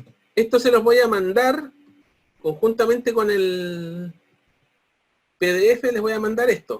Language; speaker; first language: Spanish; native; Spanish